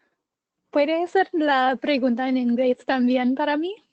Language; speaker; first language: Spanish; non-native, learner; English